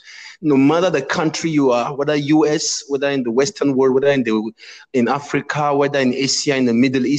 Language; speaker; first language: English; non-native, local second language; Igbo